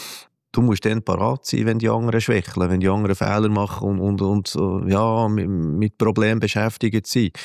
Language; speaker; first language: German; native; German